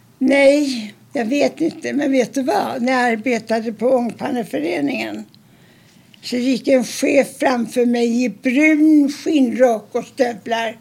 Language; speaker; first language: Swedish; early bilingual, other home language; German